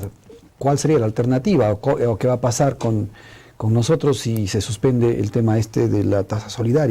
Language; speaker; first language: Spanish; native; Spanish